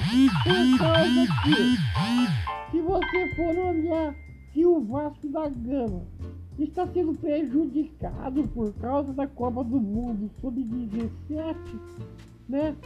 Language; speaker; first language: Portuguese; native; Portuguese